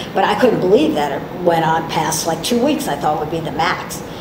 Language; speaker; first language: English; native; English